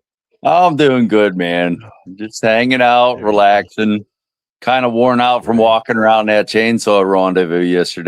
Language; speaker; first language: English; native; English